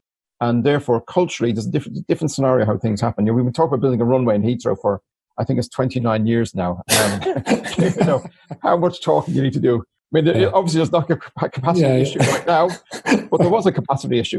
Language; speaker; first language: English; native; English